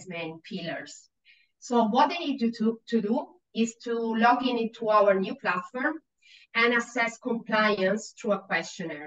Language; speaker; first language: English; non-native, fluent; Italian